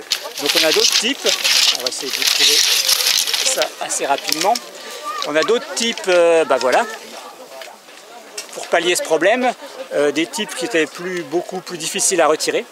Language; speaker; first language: French; native; French